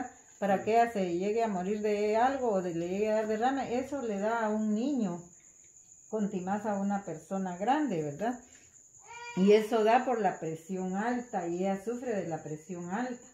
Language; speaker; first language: Spanish; native; Spanish